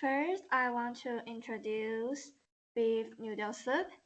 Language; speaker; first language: English; non-native, learner; Chinese